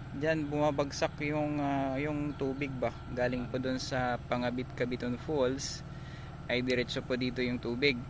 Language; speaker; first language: Filipino; non-native, local second language; Hiligaynon